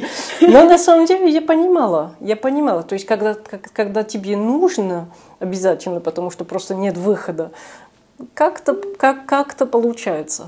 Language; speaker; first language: Russian; non-native, fluent; French